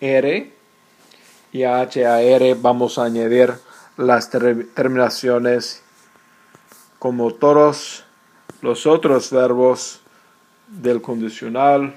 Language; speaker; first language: Spanish; non-native, fluent; English